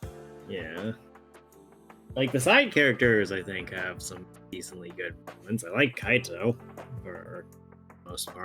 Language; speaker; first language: English; native; English